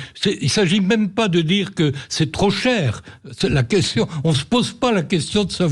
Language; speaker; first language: French; native; French